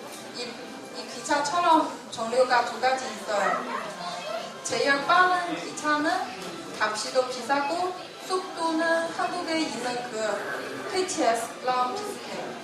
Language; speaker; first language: Korean; non-native, fluent; Chinese